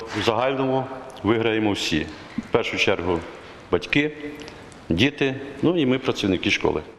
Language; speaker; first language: Ukrainian; native; Ukrainian